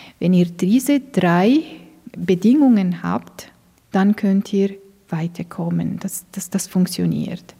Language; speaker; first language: German; non-native, fluent; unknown